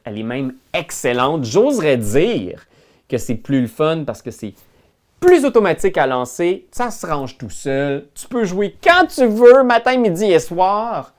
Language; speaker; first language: French; native; French